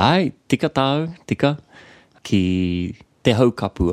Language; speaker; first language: Māori; non-native, local second language; English